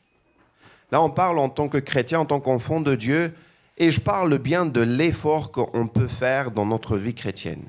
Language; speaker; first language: French; native; French